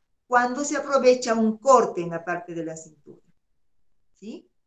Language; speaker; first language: Spanish; native; Spanish